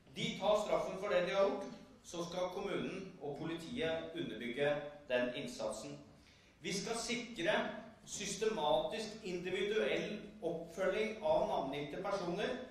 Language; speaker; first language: Norwegian; native; Norwegian